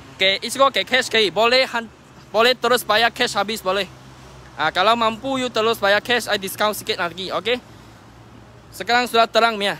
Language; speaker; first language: Malay; non-native, local second language; Chinese